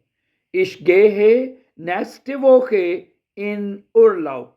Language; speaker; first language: German; non-native, fluent; Urdu